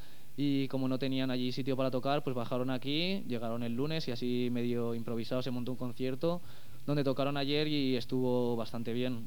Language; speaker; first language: Spanish; native; Spanish